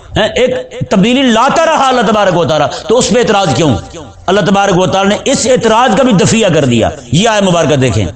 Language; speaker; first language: Urdu; non-native, local second language; Punjabi